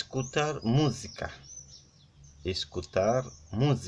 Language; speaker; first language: Portuguese; non-native, learner; Haitian Creole